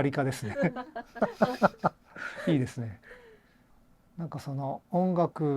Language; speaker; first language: Japanese; native; Japanese